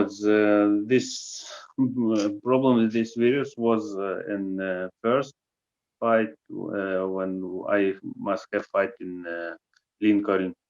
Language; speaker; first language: English; non-native, learner; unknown